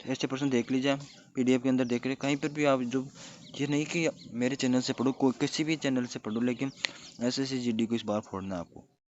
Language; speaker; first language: Hindi; native; Hindi